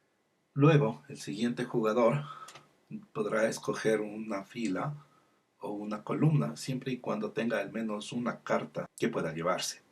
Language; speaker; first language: Spanish; native; Spanish